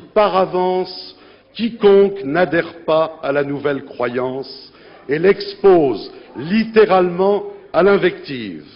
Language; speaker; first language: French; native; French